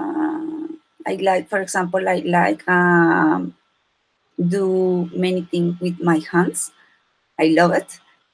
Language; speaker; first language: English; non-native, learner; Spanish